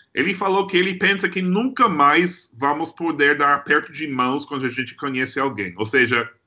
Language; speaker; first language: Portuguese; non-native, fluent; English